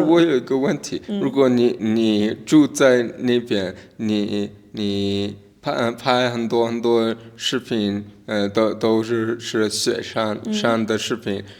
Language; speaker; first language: Chinese; non-native, learner; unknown